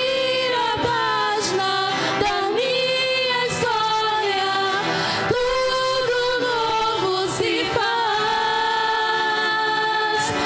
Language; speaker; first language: Portuguese; native; Portuguese